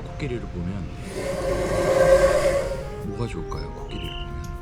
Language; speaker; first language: Korean; native; Korean